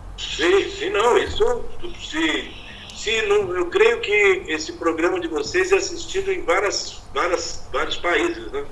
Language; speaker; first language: Portuguese; native; Portuguese